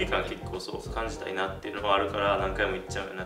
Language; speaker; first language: Japanese; native; Japanese